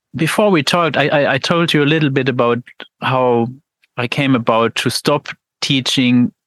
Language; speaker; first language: English; non-native, fluent; Luxembourgish